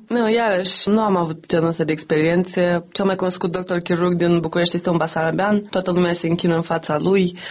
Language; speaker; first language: Romanian; native; Romanian